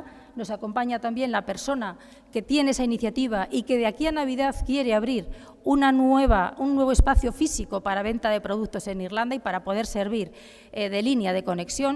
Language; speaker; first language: Spanish; native; Spanish